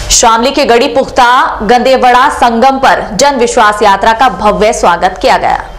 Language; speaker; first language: Hindi; native; Hindi